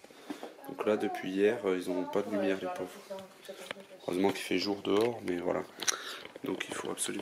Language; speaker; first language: French; native; French